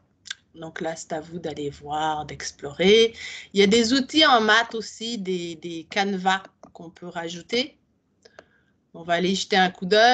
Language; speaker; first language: French; native; French